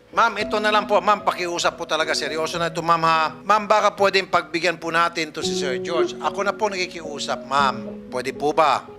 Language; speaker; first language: Filipino; native; Filipino